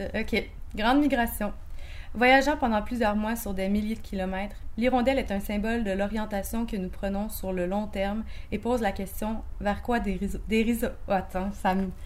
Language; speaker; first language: French; native; French